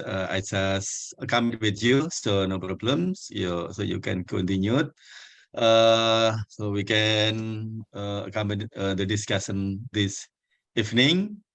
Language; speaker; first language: English; non-native, fluent; Indonesian